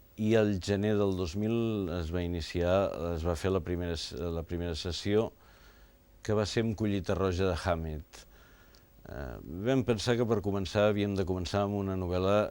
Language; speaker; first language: Catalan; native; Catalan